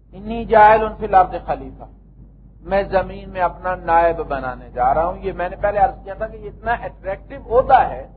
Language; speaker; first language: Urdu; native; Urdu